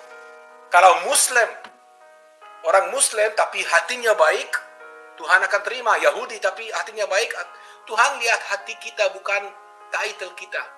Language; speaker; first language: Indonesian; non-native, fluent; Hebrew